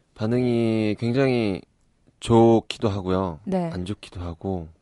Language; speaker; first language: Korean; native; Korean